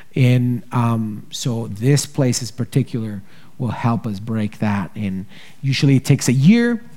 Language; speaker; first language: English; early bilingual, other home language; Spanish